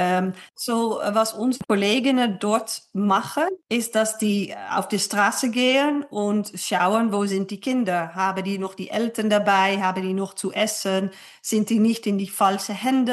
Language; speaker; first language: German; non-native, fluent; Dutch